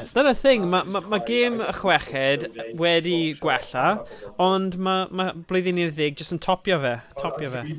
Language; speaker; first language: Welsh; non-native, local second language; English